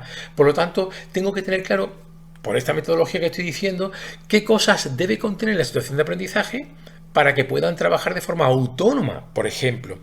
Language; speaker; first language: Spanish; native; Spanish